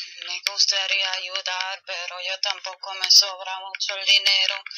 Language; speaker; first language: Spanish; non-native, fluent; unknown